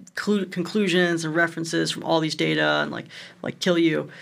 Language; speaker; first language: English; native; English